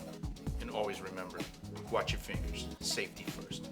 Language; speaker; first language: English; native; English